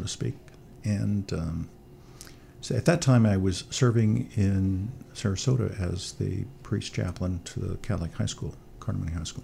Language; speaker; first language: English; native; English